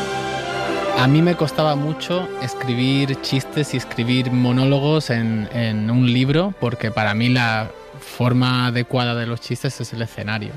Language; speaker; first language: Spanish; native; Spanish